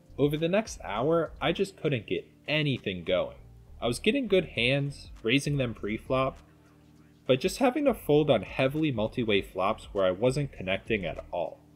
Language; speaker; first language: English; native; English